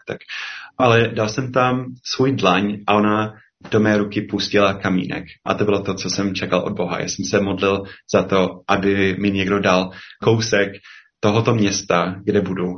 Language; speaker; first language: Czech; non-native, fluent; English